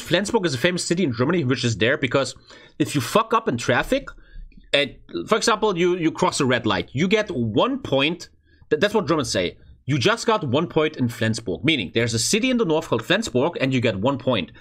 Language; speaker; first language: English; non-native, fluent; German